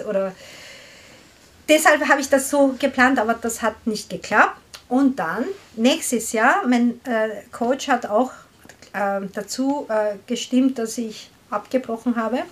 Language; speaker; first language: German; non-native, learner; Korean